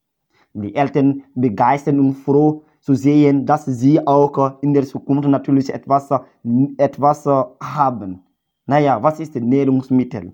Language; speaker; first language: German; non-native, learner; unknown